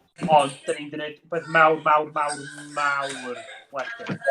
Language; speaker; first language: Welsh; native; Welsh